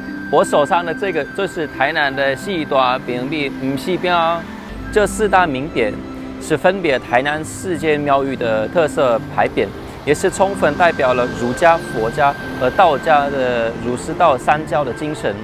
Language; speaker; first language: Chinese; non-native, fluent; German